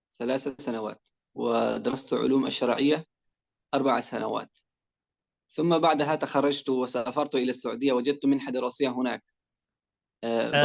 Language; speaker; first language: Arabic; non-native, fluent; Persian